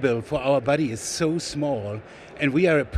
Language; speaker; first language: English; non-native, fluent; German